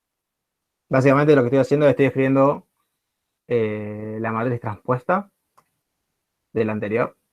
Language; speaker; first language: Spanish; native; Spanish